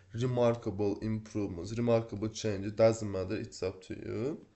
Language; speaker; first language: English; non-native, fluent; Azerbaijani